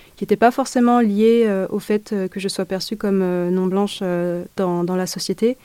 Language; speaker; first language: French; native; French